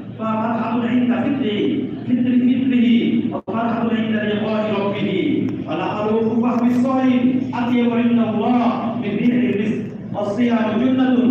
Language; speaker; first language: Arabic; non-native, fluent; Bangla